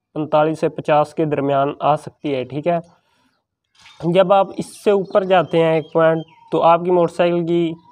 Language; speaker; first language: Urdu; non-native, local second language; Punjabi